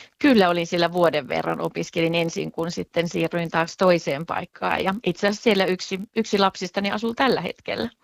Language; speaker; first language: Finnish; native; Finnish